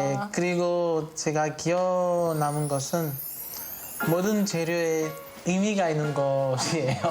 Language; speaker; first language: Korean; non-native, learner; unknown